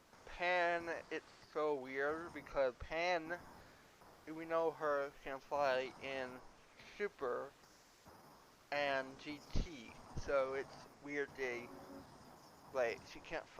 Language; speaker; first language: English; non-native, learner; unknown